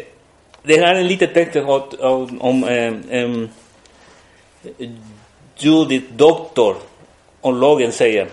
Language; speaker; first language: Swedish; non-native, fluent; Spanish